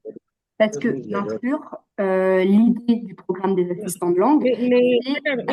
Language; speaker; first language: French; native; French